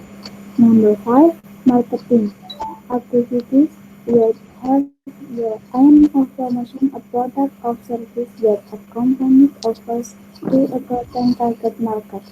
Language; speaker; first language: English; non-native, learner; Indonesian